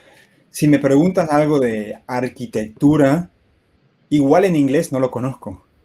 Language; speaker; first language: Spanish; non-native, fluent; English